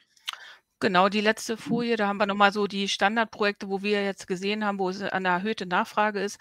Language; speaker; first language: German; native; German